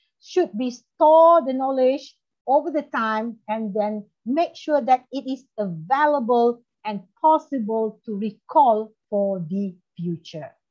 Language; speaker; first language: English; non-native, local second language; Malay